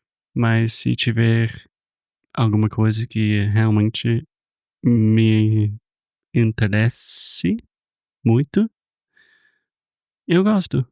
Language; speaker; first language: Portuguese; non-native, fluent; English